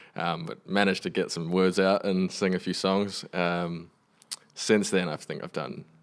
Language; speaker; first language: English; native; English